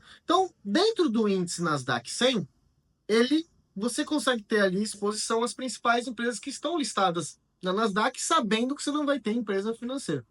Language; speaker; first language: Portuguese; native; Portuguese